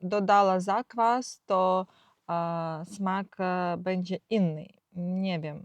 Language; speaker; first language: Polish; non-native, learner; Ukrainian